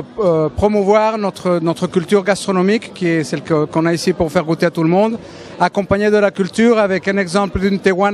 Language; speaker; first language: French; non-native, fluent; Spanish